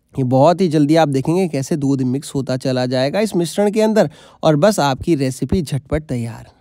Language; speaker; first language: Hindi; native; Hindi